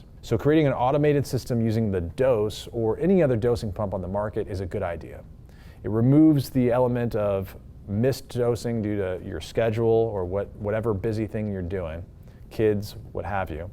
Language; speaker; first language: English; native; English